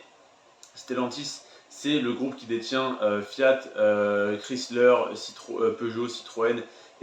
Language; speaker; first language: French; native; French